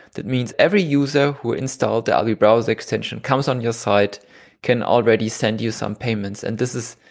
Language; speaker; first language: English; non-native, fluent; German